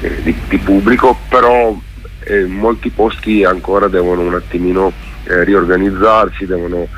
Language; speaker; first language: Italian; native; Italian